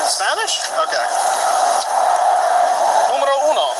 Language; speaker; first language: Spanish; non-native, learner; English